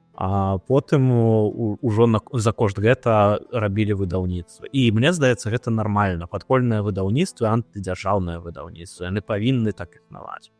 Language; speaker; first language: Belarusian; non-native, local second language; Russian